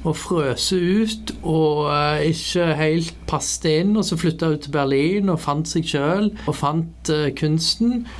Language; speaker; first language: Norwegian; early bilingual, other home language; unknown